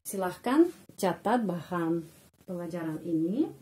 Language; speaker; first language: Indonesian; non-native, fluent; Russian